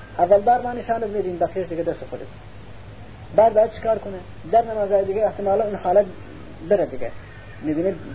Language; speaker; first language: Persian; non-native, local second language; Central Kurdish